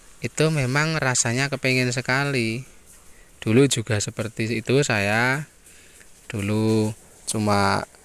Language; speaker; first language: Indonesian; non-native, local second language; Javanese